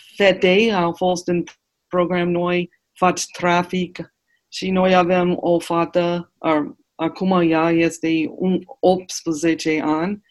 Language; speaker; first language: Romanian; non-native, learner; English